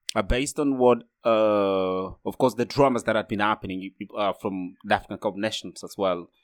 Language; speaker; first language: English; non-native, fluent; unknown